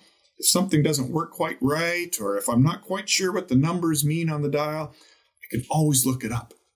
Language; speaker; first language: English; native; English